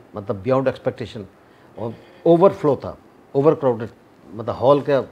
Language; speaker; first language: Hindi; native; Hindi